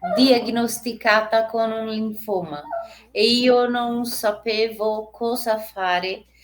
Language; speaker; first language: Italian; non-native, learner; Portuguese